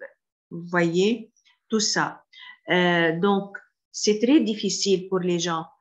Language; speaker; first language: French; non-native, fluent; Arabic